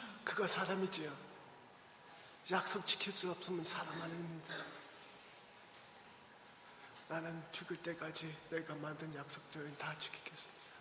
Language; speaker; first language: Korean; early bilingual, heritage; English